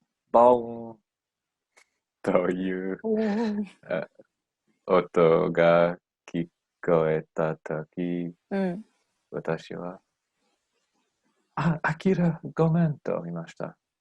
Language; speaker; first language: Japanese; non-native, learner; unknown